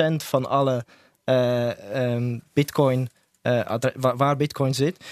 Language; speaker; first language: Dutch; non-native, fluent; Swiss German